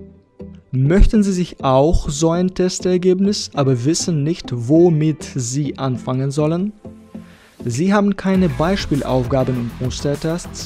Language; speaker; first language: German; non-native, fluent; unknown